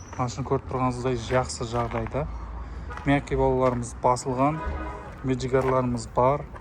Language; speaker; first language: Uzbek; non-native, local second language; Kara-Kalpak